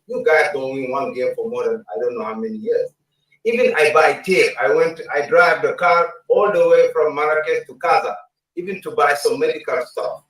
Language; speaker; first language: English; non-native, learner; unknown